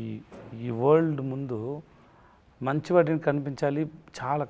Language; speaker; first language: Telugu; non-native, learner; Tamil